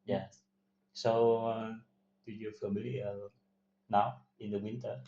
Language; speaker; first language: English; non-native, learner; Vietnamese